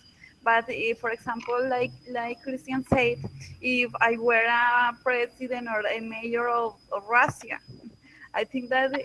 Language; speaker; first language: English; non-native, learner; Spanish